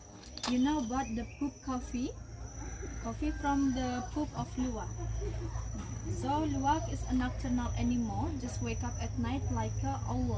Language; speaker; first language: English; non-native, fluent; Indonesian